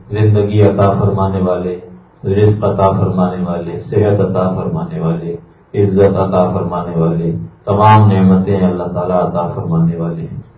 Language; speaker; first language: Urdu; native; Urdu